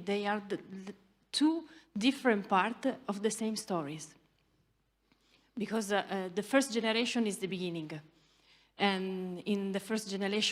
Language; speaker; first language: English; non-native, learner; Italian